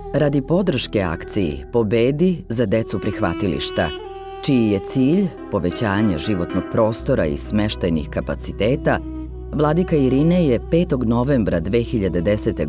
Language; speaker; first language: Serbian; native; Serbian